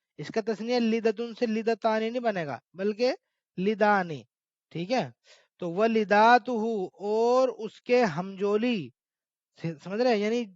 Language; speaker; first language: Urdu; native; Urdu